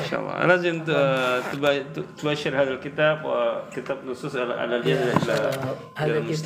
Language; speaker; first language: Arabic; non-native, fluent; Indonesian